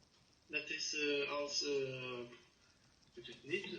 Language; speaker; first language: Dutch; non-native, learner; French